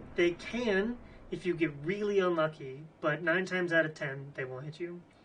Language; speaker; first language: English; native; English